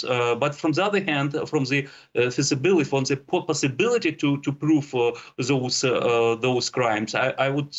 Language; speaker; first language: English; non-native, fluent; Russian